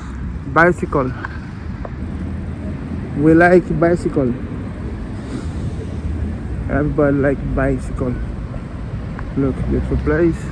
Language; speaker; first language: English; non-native, learner; Portuguese